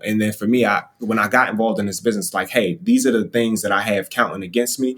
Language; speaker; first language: English; native; English